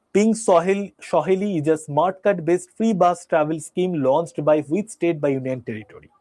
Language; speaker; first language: English; non-native, local second language; Bangla